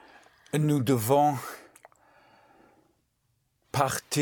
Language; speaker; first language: French; non-native, learner; English